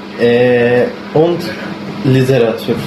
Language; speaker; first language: German; non-native, learner; Turkish